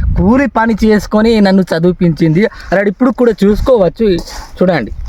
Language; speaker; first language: Telugu; non-native, local second language; Gondi